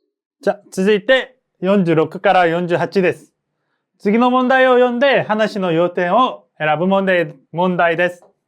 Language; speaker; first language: Japanese; non-native, fluent; Korean